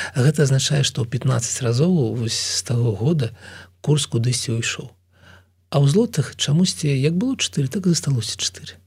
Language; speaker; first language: Belarusian; non-native, local second language; Russian